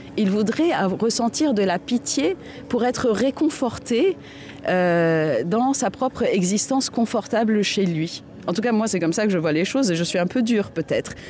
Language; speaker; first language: French; non-native, local second language; Arabic